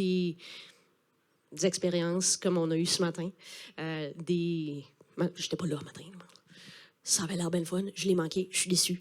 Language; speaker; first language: French; native; French